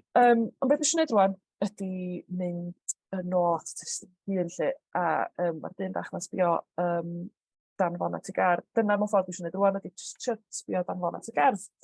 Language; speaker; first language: Welsh; native; Welsh